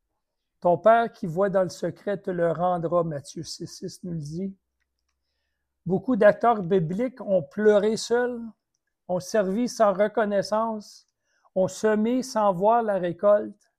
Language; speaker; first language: French; native; French